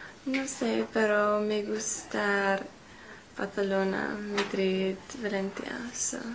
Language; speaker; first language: Spanish; non-native, learner; English